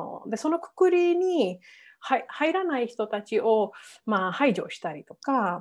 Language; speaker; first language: Japanese; non-native, fluent; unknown